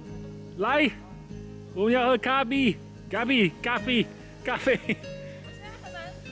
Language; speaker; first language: Chinese; non-native, learner; German